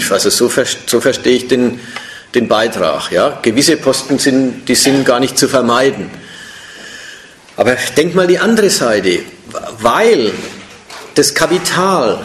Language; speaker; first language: German; native; German